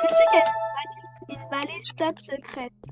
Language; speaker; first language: French; native; French